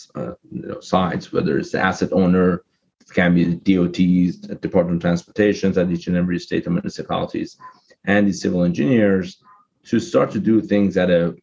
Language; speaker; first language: English; non-native, fluent; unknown